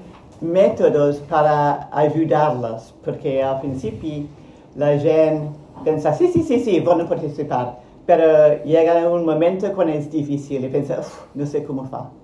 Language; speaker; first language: Catalan; non-native, fluent; Spanish